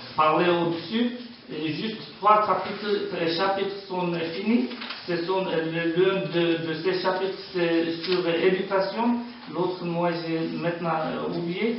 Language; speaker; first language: French; non-native, learner; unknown